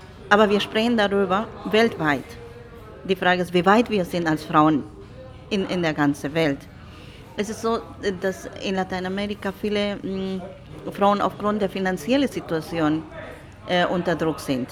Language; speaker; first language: German; non-native, fluent; Spanish